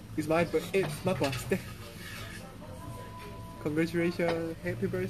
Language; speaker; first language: English; non-native, learner; Korean